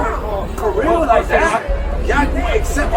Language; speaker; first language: English; native; English